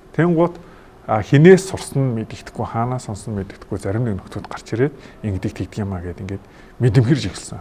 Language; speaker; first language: Mongolian; native; Mongolian